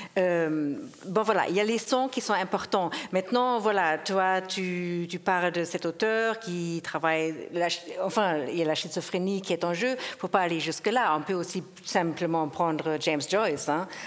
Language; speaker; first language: French; non-native, fluent; German